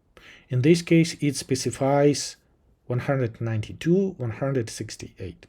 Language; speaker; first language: English; non-native, fluent; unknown